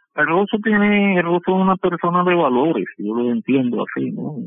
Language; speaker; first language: Spanish; native; Spanish